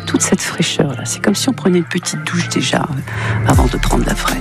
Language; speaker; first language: French; native; French